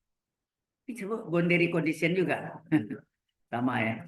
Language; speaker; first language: Indonesian; native; Indonesian